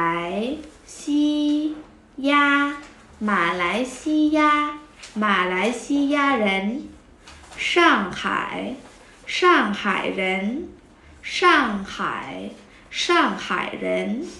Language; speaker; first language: Chinese; non-native, fluent; Vietnamese